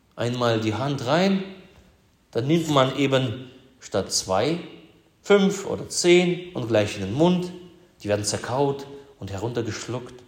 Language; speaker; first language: German; early bilingual, other home language; Russian